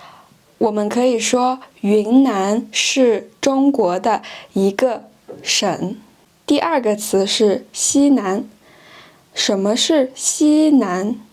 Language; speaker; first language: Chinese; non-native, fluent; French